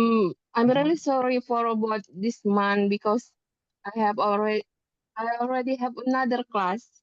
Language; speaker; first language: English; non-native, learner; Indonesian